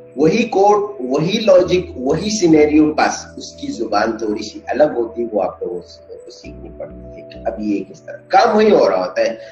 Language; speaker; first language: Urdu; non-native, local second language; Pashto